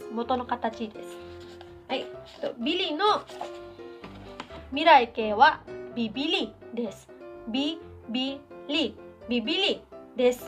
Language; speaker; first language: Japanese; non-native, fluent; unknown